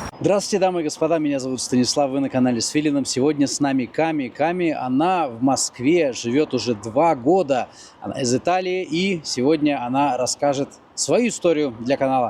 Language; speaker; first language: Russian; native; Russian